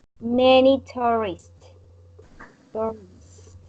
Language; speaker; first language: English; non-native, learner; Spanish